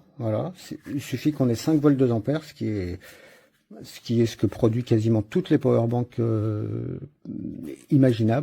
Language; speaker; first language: French; native; French